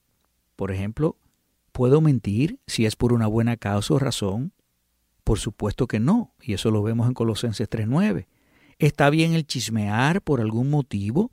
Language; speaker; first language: Spanish; native; Spanish